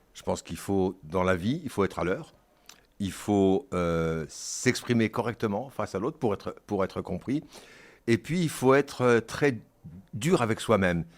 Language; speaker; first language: French; early bilingual, other home language; Kabyle